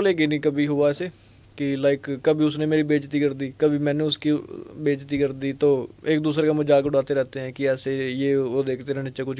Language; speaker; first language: Hindi; non-native, local second language; Punjabi